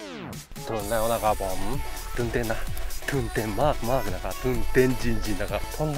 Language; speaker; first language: Thai; non-native, learner; Japanese